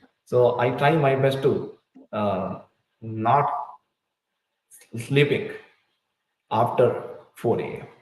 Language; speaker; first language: English; non-native, local second language; Tulu